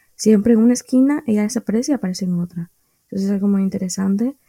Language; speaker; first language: Spanish; native; Spanish